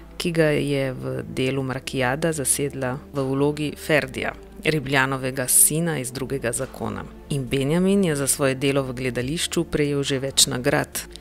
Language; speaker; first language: Slovenian; native; Slovenian